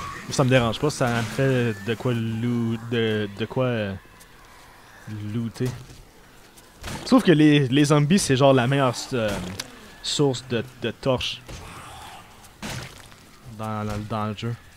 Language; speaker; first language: French; early bilingual, heritage; French